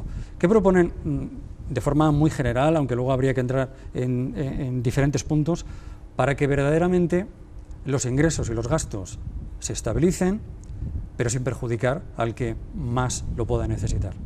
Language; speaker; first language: Spanish; native; Spanish